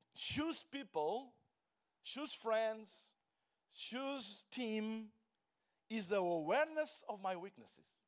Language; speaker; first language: English; non-native, fluent; Portuguese